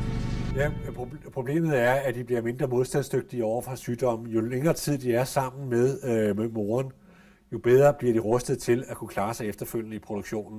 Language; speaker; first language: Danish; native; Danish